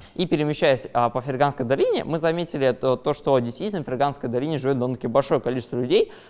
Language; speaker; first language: Russian; native; Russian